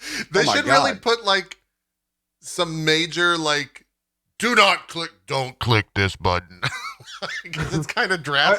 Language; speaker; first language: English; native; English